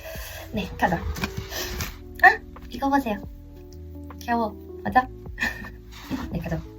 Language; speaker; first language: Korean; non-native, learner; Portuguese